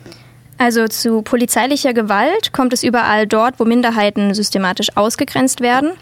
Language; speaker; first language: German; native; German